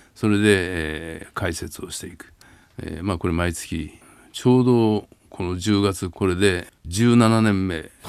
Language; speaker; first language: Japanese; native; Japanese